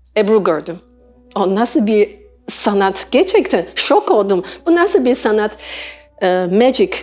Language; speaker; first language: Turkish; non-native, learner; Chinese